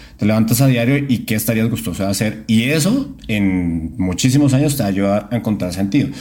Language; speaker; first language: Spanish; native; Spanish